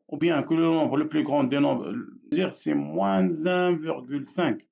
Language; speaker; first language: French; non-native, local second language; Arabic